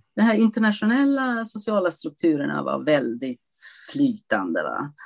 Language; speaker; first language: Swedish; non-native, fluent; Italian